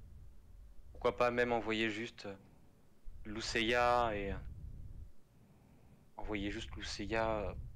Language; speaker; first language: French; native; French